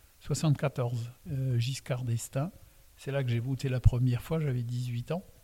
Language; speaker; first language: French; non-native, local second language; Swiss German